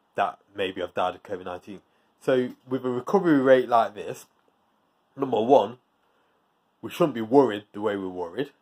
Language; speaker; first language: English; native; English